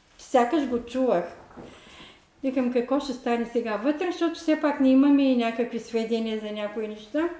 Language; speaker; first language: Bulgarian; non-native, local second language; Turkish